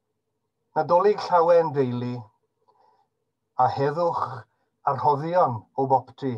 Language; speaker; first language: Welsh; native; Welsh